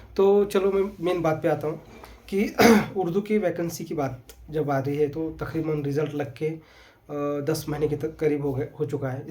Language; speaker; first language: Hindi; non-native, local second language; Urdu